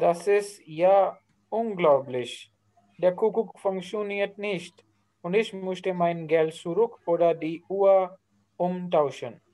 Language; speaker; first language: German; non-native, learner; Urdu